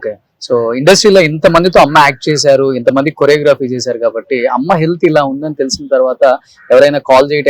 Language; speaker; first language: Telugu; native; Telugu